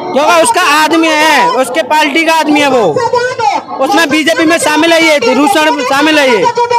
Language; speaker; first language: Hindi; native; Hindi